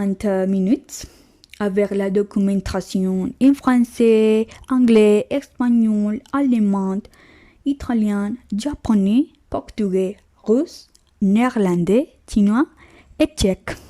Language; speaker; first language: French; non-native, learner; Spanish